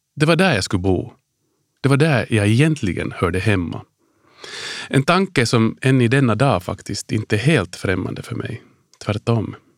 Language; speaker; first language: Swedish; native; Swedish